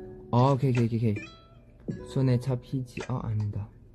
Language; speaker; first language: Korean; non-native, fluent; Thai